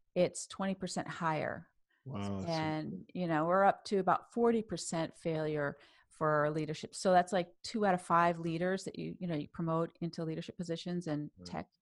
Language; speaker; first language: English; native; English